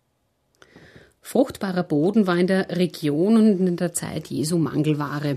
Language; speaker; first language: German; native; German